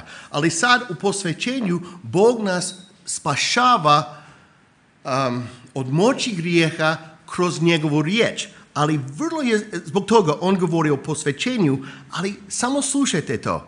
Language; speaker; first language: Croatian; non-native, fluent; English